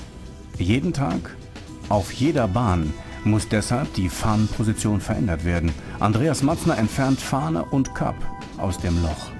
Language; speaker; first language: German; native; German